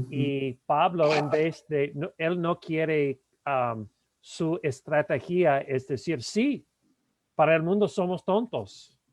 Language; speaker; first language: Spanish; non-native, fluent; English